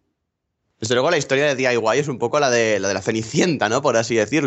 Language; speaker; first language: Spanish; native; Spanish